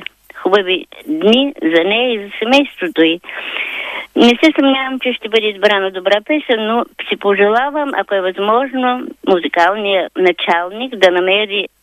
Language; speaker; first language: Bulgarian; native; Bulgarian